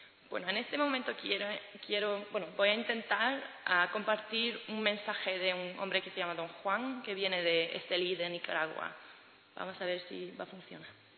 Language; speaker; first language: Spanish; non-native, fluent; English